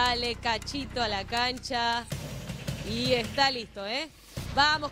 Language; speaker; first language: Spanish; native; Spanish